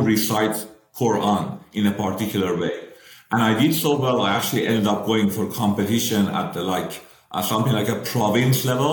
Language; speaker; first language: English; non-native, fluent; Persian